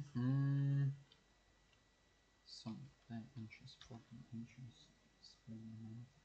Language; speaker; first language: English; non-native, learner; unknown